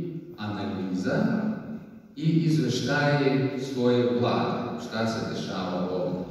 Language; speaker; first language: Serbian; non-native, fluent; Russian